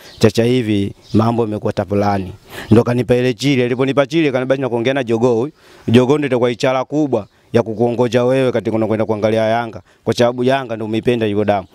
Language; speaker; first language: Swahili; non-native, local second language; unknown